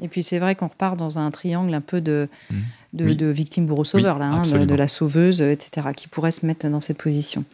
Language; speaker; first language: French; native; French